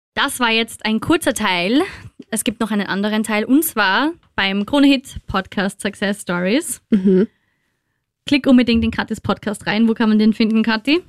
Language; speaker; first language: German; native; German